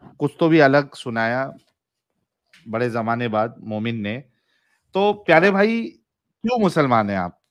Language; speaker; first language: Hindi; native; Hindi